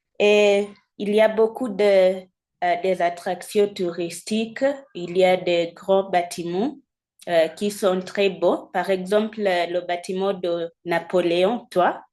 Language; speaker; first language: French; non-native, fluent; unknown